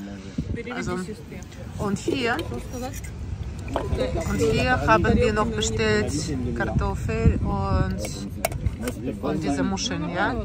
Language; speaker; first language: German; non-native, fluent; Russian